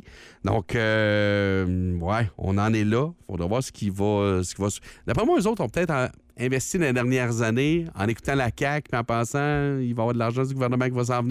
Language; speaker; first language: French; native; French